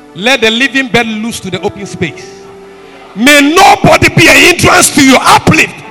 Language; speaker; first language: English; non-native, local second language; Ewe